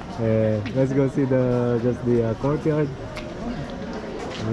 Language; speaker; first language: English; non-native, learner; Portuguese